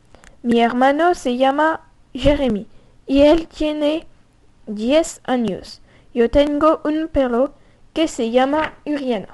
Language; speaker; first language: Spanish; non-native, learner; French